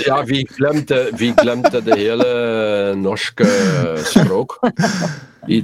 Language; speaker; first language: Norwegian; non-native, learner; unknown